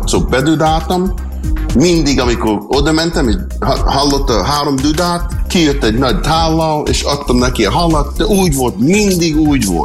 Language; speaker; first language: Hungarian; early bilingual, heritage; English